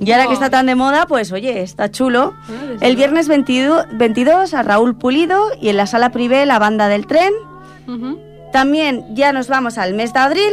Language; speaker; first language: Spanish; native; Spanish